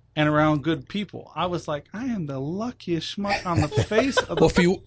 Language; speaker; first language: English; native; English